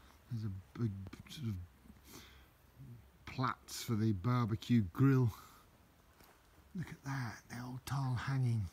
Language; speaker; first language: English; native; English